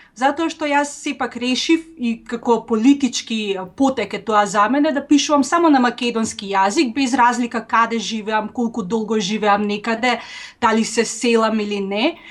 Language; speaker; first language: Macedonian; native; Macedonian